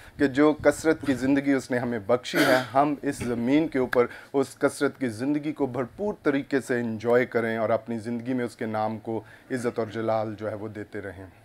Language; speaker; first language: Urdu; non-native, local second language; Punjabi